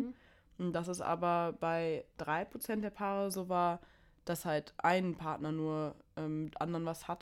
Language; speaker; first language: German; native; German